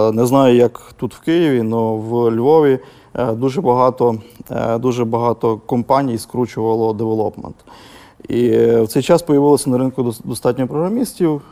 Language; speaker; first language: Ukrainian; native; Ukrainian